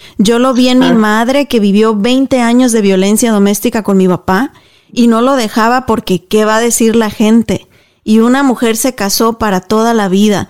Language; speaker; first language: Spanish; native; Spanish